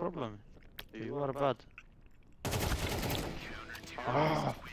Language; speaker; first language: English; non-native, fluent; Icelandic